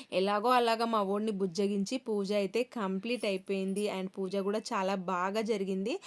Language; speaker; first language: Telugu; non-native, local second language; Kannada